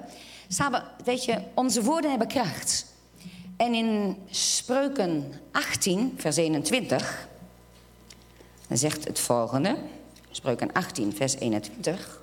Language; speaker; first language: Dutch; non-native, fluent; Portuguese